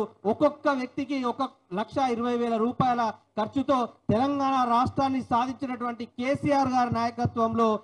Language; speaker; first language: Telugu; native; Telugu